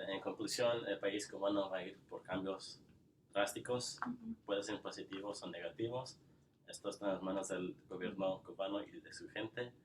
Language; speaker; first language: Spanish; early bilingual, heritage; English